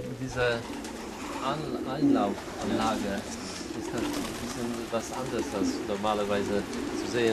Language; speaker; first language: German; non-native, fluent; Polish